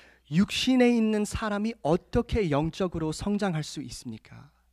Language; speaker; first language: Korean; early bilingual, heritage; Korean